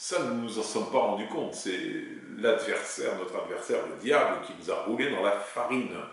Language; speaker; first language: French; native; French